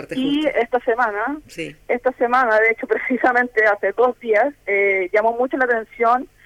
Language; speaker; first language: Spanish; native; Spanish